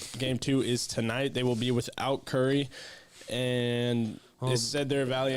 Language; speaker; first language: English; native; English